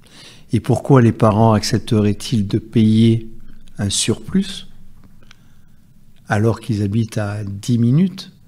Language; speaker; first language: French; native; French